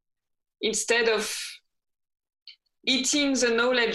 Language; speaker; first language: English; non-native, fluent; French